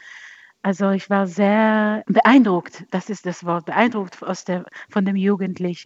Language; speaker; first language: German; non-native, fluent; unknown